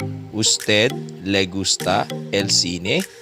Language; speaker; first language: Spanish; non-native, fluent; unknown